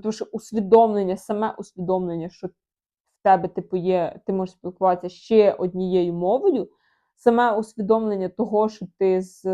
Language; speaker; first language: Ukrainian; non-native, local second language; Russian